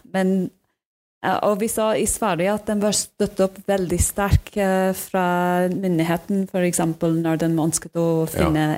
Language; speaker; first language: Norwegian; non-native, fluent; English